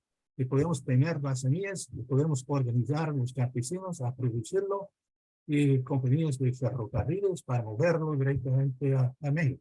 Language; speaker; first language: Spanish; non-native, fluent; English